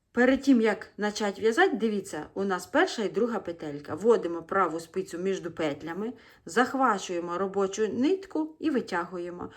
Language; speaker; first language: Ukrainian; non-native, local second language; Russian